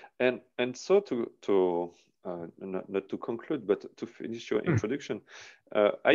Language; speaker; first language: English; non-native, learner; French